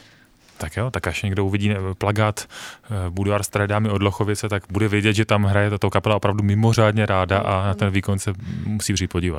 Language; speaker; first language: Czech; native; Czech